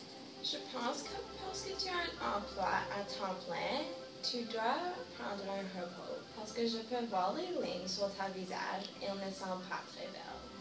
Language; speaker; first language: French; non-native, learner; English